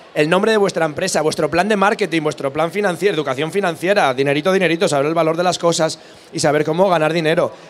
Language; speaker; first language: Spanish; native; Spanish